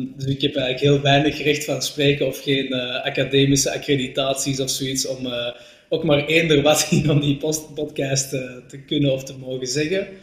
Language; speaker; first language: Dutch; native; Dutch